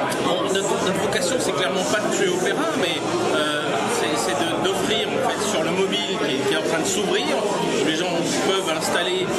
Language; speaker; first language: French; native; French